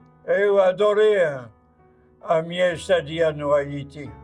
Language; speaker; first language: Portuguese; non-native, fluent; Italian